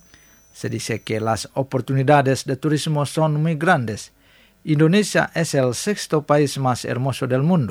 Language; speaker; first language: Spanish; non-native, fluent; Indonesian